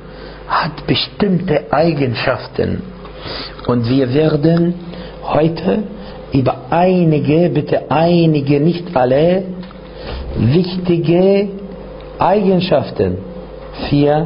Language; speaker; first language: German; non-native, fluent; Arabic